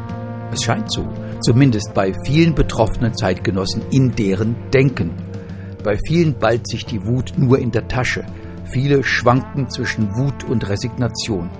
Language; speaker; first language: German; native; German